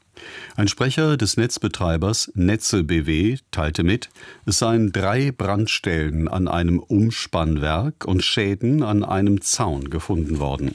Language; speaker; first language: German; native; German